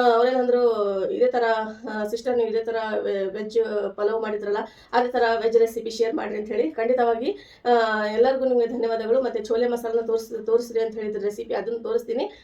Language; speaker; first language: Kannada; native; Kannada